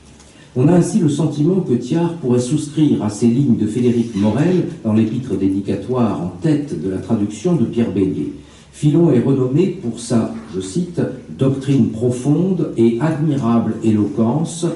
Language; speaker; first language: French; native; French